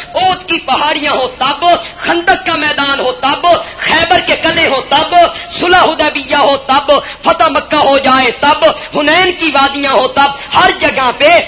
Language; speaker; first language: Urdu; non-native, local second language; Punjabi